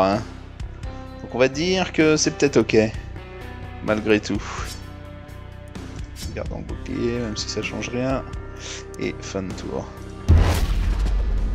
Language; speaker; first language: French; native; French